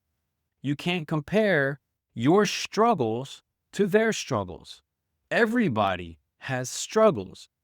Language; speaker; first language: English; native; English